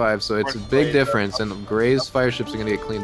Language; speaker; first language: English; native; English